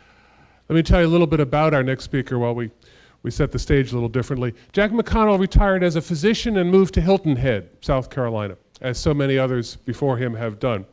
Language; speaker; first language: English; native; English